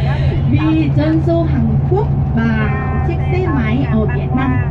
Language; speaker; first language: Vietnamese; non-native, learner; Korean